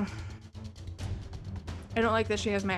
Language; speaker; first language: English; native; English